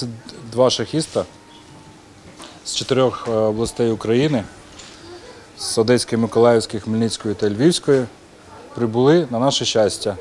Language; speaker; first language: Ukrainian; native; Ukrainian